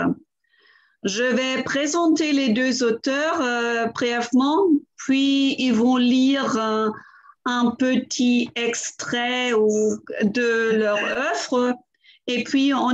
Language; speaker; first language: French; non-native, fluent; German